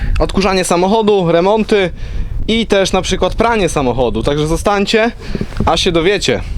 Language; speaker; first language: Polish; native; Polish